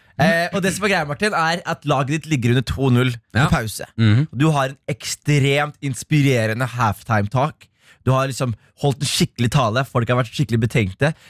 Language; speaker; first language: Norwegian; early bilingual, other home language; Somali